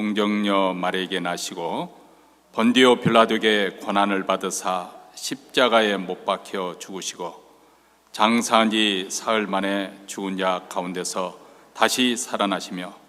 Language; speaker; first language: Korean; native; Korean